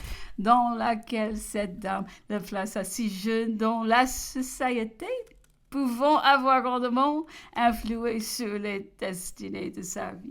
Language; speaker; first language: French; non-native, learner; English